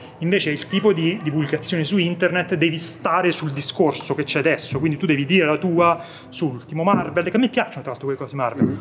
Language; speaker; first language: Italian; native; Italian